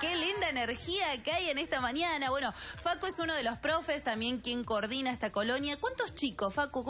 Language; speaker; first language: Spanish; native; Spanish